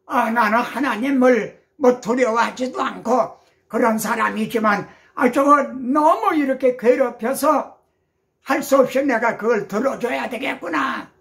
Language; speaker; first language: Korean; native; Korean